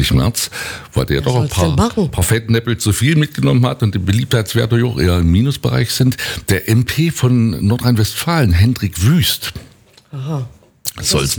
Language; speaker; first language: German; native; German